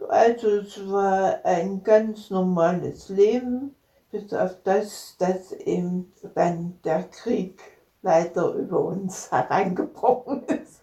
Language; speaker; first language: German; native; German